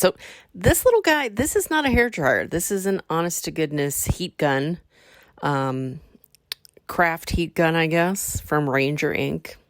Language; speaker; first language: English; native; English